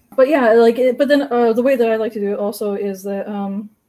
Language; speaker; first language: English; native; English